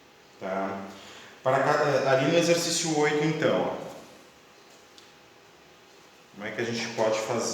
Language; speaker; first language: Portuguese; native; Portuguese